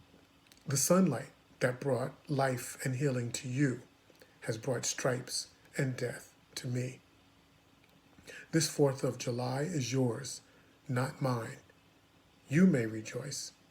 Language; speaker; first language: English; native; English